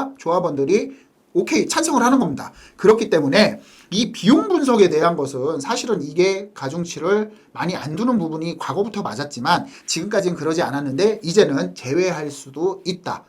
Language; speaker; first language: Korean; native; Korean